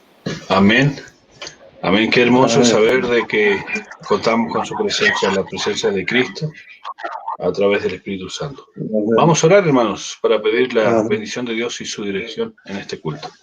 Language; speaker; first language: Spanish; native; Spanish